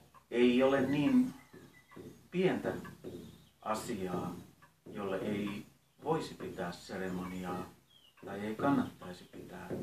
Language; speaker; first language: Finnish; native; Finnish